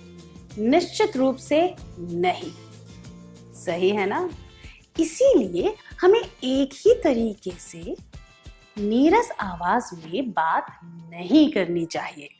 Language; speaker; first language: Hindi; native; Hindi